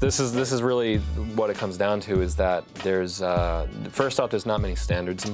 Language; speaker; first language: English; native; English